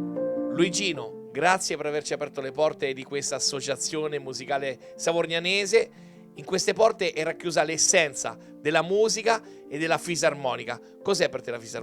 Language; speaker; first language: Italian; native; Italian